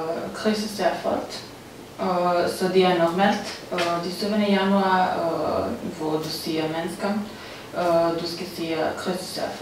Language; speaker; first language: Danish; non-native, learner; Serbian